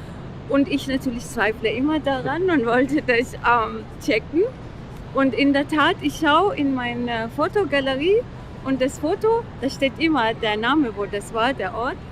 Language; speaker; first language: German; non-native, fluent; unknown